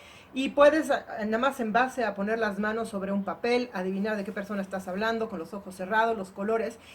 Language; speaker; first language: Spanish; native; Spanish